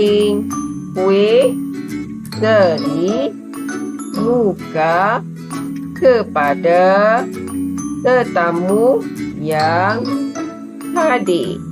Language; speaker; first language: Malay; native; Malay